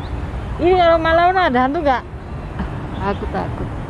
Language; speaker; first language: Indonesian; non-native, local second language; Javanese